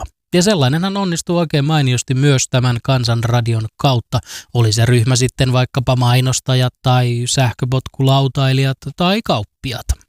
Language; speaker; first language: Finnish; native; Finnish